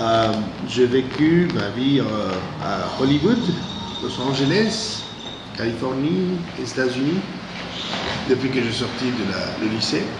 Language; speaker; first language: French; non-native, fluent; English